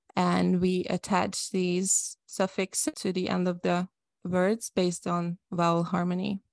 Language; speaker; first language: English; non-native, fluent; Hungarian